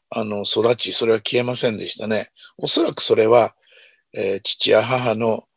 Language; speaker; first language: Japanese; native; Japanese